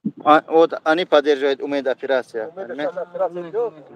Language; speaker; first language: Russian; non-native, learner; Tajik